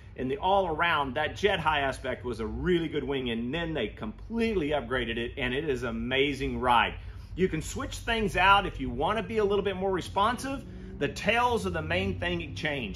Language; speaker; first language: English; native; English